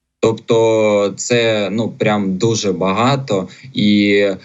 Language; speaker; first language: Ukrainian; non-native, local second language; Russian